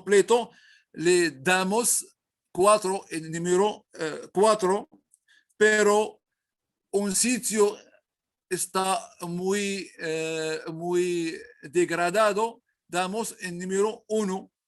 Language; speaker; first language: Spanish; non-native, learner; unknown